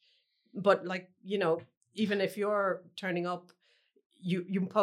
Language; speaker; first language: English; native; English